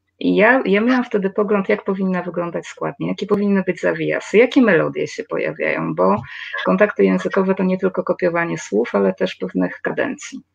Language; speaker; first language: Polish; native; Polish